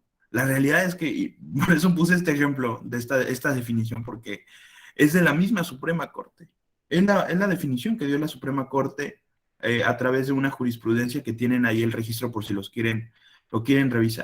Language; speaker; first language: Spanish; native; Spanish